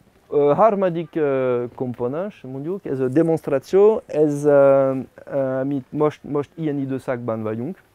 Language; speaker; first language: Hungarian; non-native, learner; French